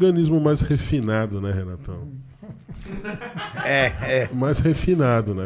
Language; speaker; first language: Portuguese; native; Portuguese